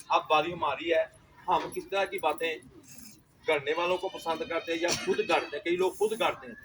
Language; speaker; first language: Urdu; non-native, local second language; Punjabi